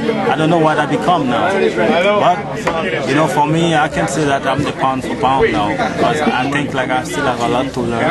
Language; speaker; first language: English; non-native, fluent; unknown